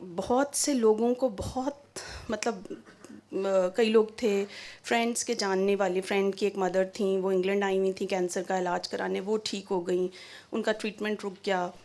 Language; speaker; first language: Urdu; native; Urdu